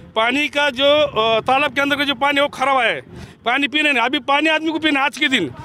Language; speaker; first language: Hindi; non-native, local second language; Marathi